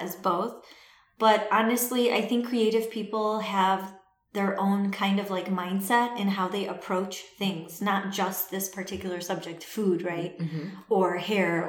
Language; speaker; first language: English; early bilingual, other home language; Assyrian Neo-Aramaic